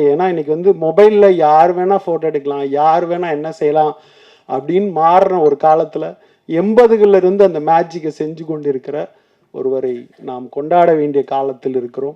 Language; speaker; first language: Tamil; native; Tamil